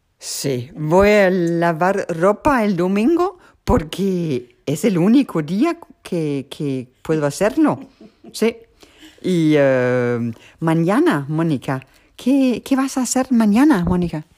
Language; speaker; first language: Spanish; non-native, learner; Danish